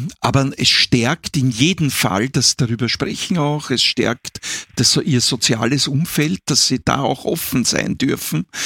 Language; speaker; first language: German; native; German